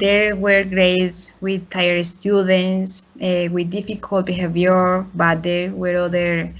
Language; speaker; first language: English; non-native, learner; Spanish